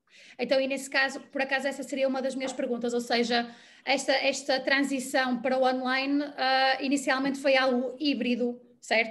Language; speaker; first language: Portuguese; native; Portuguese